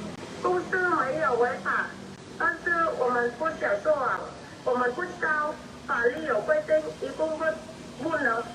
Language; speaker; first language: Chinese; non-native, fluent; Vietnamese